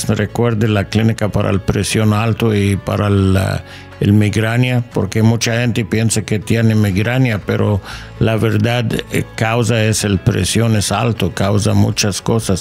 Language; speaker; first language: Spanish; non-native, learner; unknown